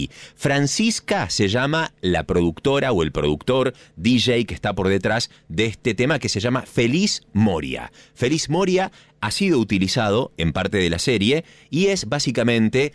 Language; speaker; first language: Spanish; native; Spanish